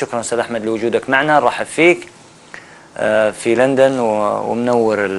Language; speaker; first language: Arabic; native; Arabic